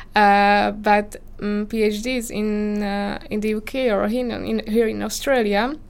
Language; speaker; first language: English; non-native, fluent; Slovak